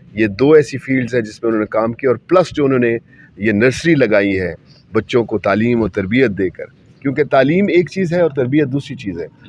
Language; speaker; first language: Urdu; non-native, local second language; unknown